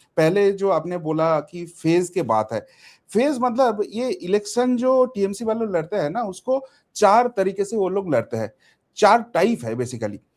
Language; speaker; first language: Hindi; non-native, local second language; Bangla